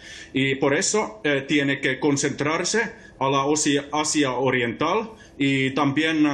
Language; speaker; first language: Spanish; non-native, fluent; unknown